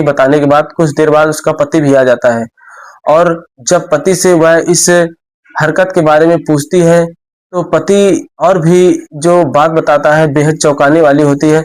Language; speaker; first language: Hindi; native; Hindi